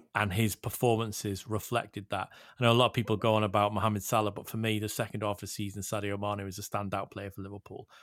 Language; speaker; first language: English; native; English